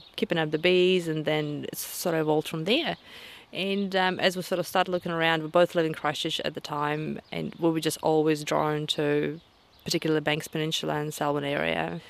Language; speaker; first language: English; non-native, fluent; Russian